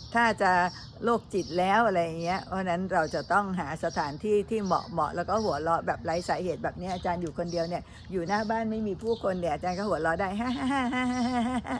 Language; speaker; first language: Thai; native; Thai